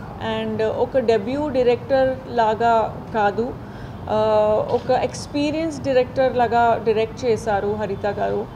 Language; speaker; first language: Telugu; non-native, fluent; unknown